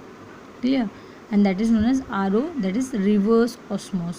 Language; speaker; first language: Hindi; native; Hindi